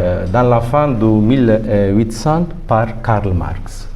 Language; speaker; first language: French; non-native, fluent; Italian